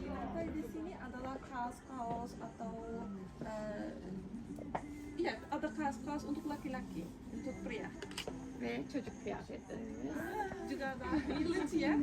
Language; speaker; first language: Indonesian; non-native, learner; Turkish